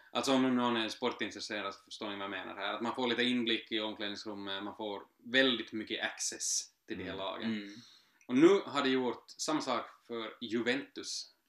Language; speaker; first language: Swedish; native; Swedish